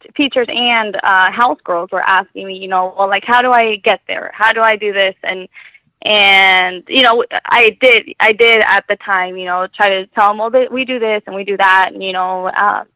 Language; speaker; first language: English; early bilingual, other home language; Spanish